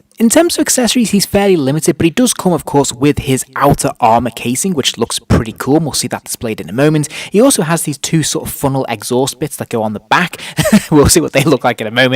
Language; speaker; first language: English; native; English